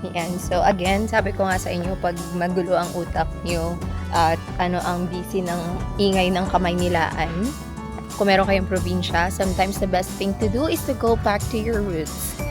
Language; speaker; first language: Filipino; non-native, local second language; Cebuano